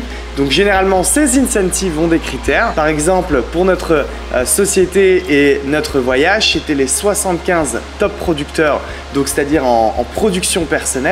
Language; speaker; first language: French; native; French